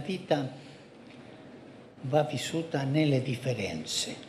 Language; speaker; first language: Italian; non-native, fluent; Spanish